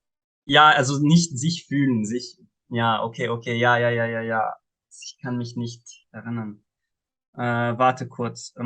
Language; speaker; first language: German; non-native, fluent; Arabic